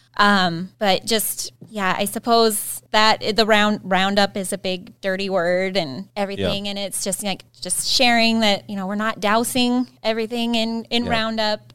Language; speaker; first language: English; native; English